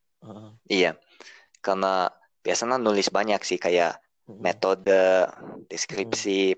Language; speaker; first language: Indonesian; early bilingual, heritage; Indonesian